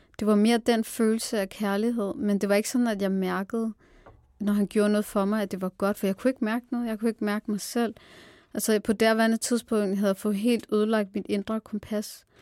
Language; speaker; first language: Danish; early bilingual, other home language; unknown